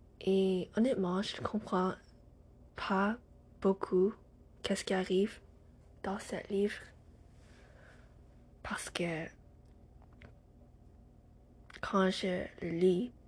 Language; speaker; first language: French; non-native, learner; English